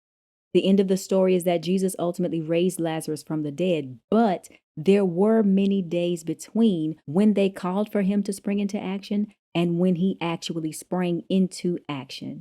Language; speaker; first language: English; native; English